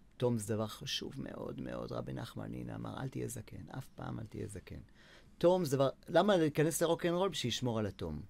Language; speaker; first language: Hebrew; native; Hebrew